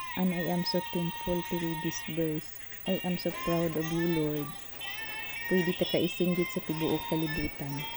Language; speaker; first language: Cebuano; non-native, local second language; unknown